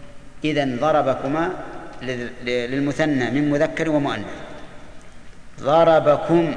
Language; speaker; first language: Arabic; native; Arabic